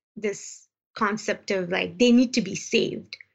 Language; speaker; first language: English; non-native, local second language; Uzbek